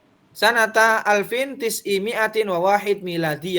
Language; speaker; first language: Arabic; non-native, fluent; Indonesian